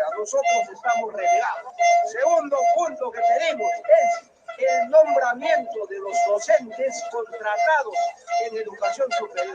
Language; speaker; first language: Spanish; native; Spanish